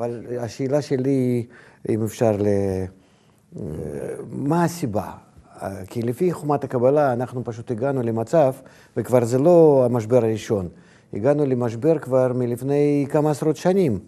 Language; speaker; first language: Hebrew; non-native, fluent; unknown